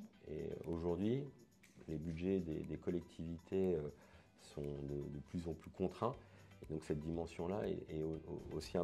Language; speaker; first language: French; native; French